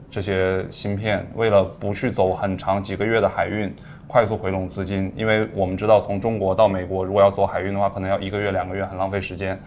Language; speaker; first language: Chinese; native; Chinese